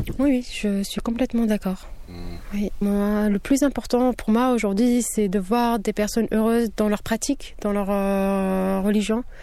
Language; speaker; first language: French; non-native, local second language; Kabyle